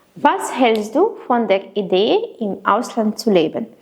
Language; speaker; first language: German; non-native, fluent; Ukrainian